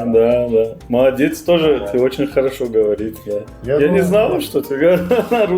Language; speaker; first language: Russian; non-native, fluent; Portuguese